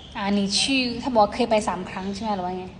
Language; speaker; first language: Chinese; non-native, fluent; Thai